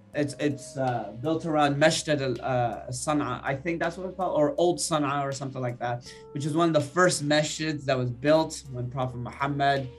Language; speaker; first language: English; early bilingual, other home language; Arabic